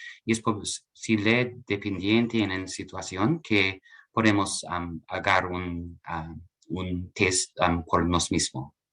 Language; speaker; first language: Spanish; non-native, learner; English